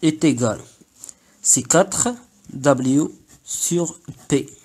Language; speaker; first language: French; non-native, local second language; Arabic